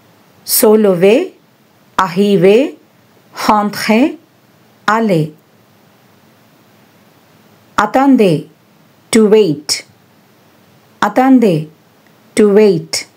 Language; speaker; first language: French; non-native, fluent; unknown